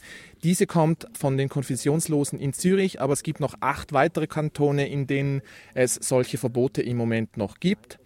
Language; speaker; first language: German; native; German